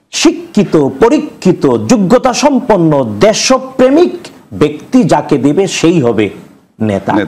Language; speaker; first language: Bangla; native; Bangla